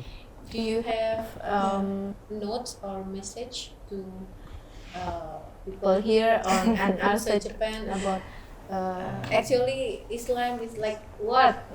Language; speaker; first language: English; non-native, learner; Indonesian